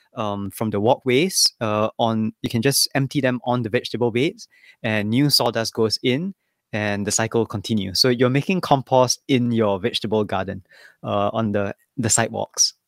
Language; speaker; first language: English; native; English